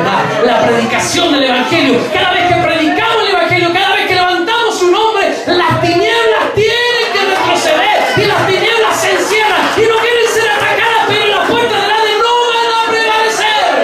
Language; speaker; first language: Spanish; native; Spanish